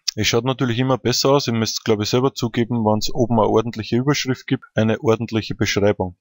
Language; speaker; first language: German; native; German